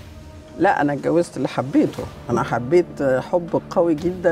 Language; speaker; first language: Arabic; native; Arabic